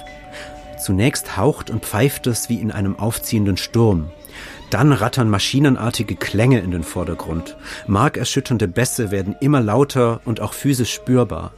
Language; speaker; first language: German; native; German